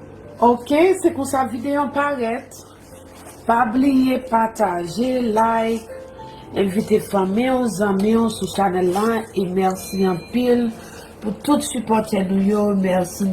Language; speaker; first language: French; non-native, local second language; Haitian Creole